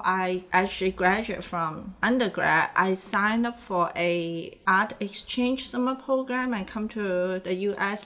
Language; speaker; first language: English; non-native, local second language; Cantonese